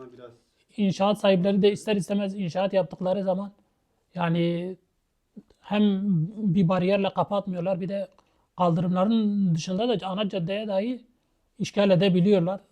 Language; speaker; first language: Turkish; native; Turkish